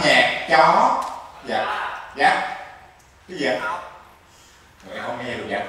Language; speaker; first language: Vietnamese; native; Vietnamese